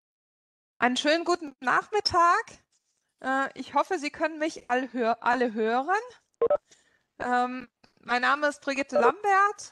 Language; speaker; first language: German; non-native, local second language; Luxembourgish